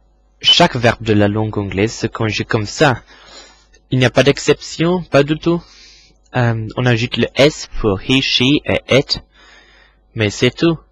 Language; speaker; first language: French; non-native, fluent; English